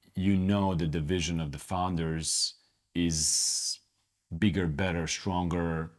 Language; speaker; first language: English; non-native, fluent; Croatian